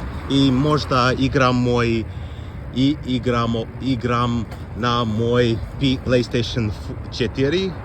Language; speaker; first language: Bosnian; non-native, learner; English